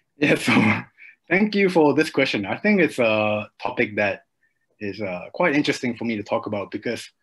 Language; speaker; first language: English; early bilingual, other home language; Japanese